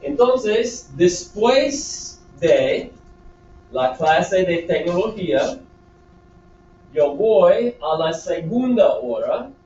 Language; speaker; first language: Spanish; non-native, fluent; English